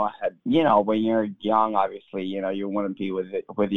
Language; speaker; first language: English; non-native, fluent; Spanish